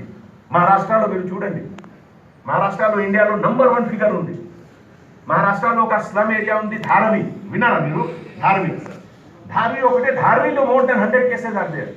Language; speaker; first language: Telugu; non-native, fluent; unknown